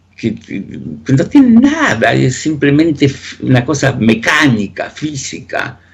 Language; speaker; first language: Spanish; native; Spanish